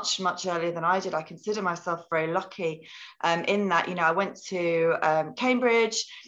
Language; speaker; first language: English; native; English